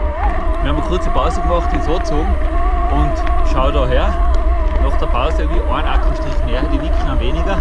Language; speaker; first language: German; native; German